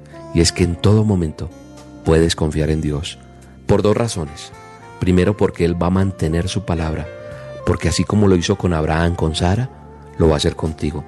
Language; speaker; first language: Spanish; native; Spanish